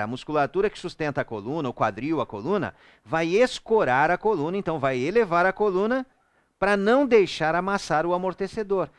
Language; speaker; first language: Portuguese; native; Portuguese